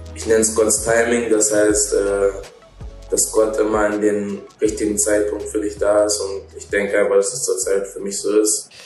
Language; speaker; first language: German; native; German